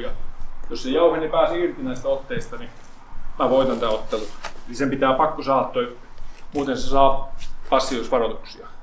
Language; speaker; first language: Finnish; native; Finnish